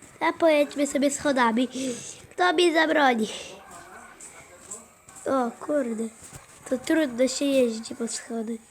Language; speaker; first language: Polish; native; Polish